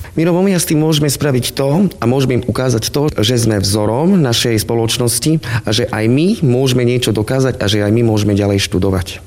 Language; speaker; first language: Slovak; non-native, local second language; Romany